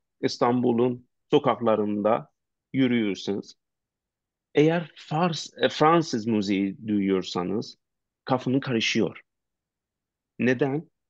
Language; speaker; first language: Turkish; non-native, learner; Persian